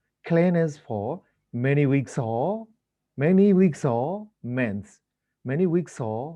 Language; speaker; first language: English; non-native, fluent; Burmese